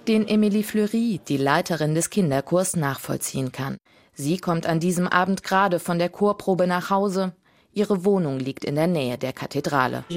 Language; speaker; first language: German; native; German